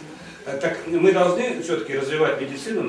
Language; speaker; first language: Russian; native; Russian